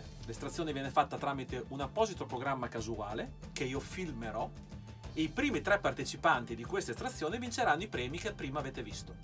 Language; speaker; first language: Italian; native; Italian